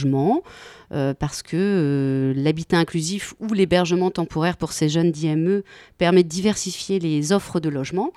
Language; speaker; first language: French; native; French